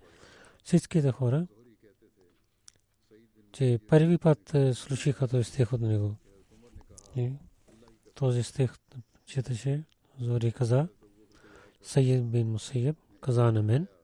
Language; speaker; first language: Bulgarian; non-native, learner; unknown